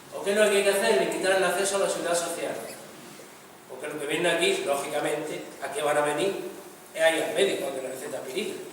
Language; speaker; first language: Spanish; native; Spanish